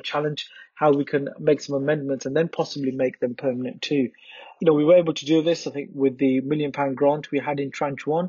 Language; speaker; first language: English; native; English